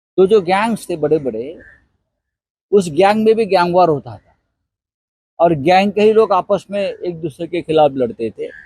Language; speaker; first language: Hindi; non-native, local second language; Marathi